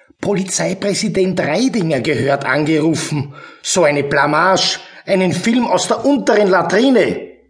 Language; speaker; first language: German; native; German